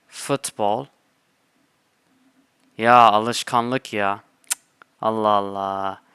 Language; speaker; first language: Turkish; non-native, fluent; English